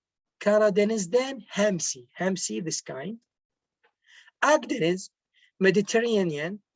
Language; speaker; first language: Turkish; non-native, fluent; Arabic